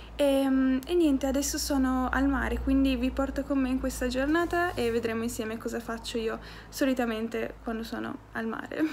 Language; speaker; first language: Italian; native; Italian